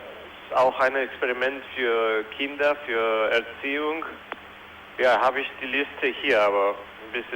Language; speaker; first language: German; non-native, fluent; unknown